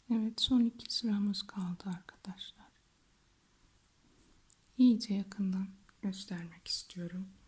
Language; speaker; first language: Turkish; native; Turkish